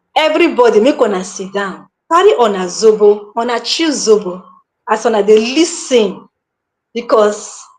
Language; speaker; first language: Nigerian Pidgin; native; Nigerian Pidgin